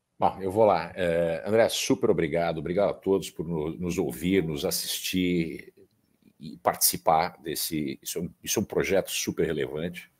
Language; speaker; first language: Portuguese; early bilingual, heritage; Portuguese